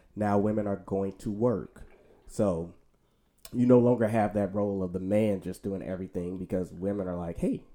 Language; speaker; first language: English; native; English